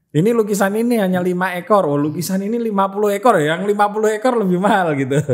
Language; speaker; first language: Indonesian; non-native, local second language; Javanese